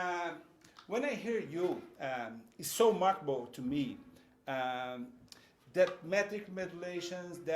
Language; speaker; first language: English; non-native, fluent; Portuguese